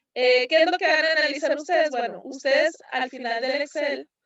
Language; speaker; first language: Spanish; native; Spanish